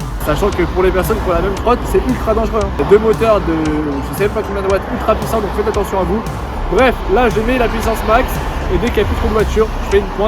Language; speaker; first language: French; native; French